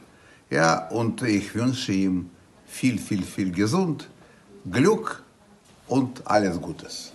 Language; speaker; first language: German; non-native, learner; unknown